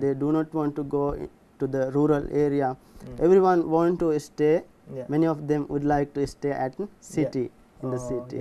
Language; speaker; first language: English; non-native, learner; Sinhala